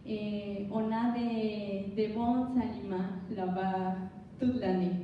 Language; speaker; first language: French; non-native, learner; Spanish